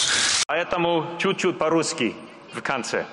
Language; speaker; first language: Russian; non-native, learner; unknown